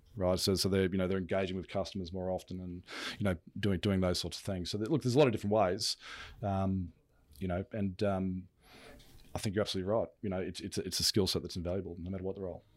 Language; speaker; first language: English; native; English